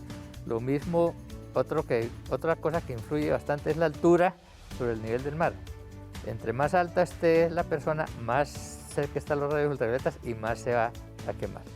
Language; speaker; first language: Spanish; native; Spanish